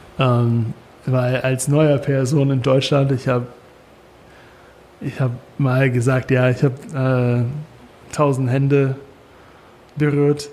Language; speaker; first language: German; non-native, learner; English